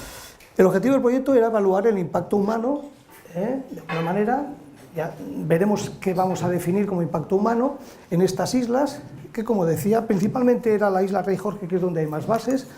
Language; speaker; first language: Spanish; native; Spanish